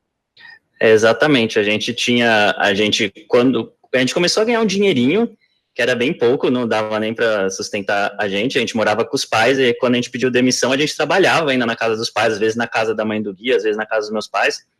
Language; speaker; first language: Portuguese; native; Portuguese